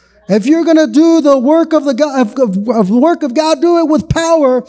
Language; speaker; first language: English; native; English